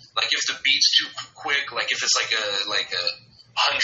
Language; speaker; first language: English; non-native, fluent; French